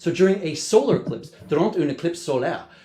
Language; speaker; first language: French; non-native, learner; English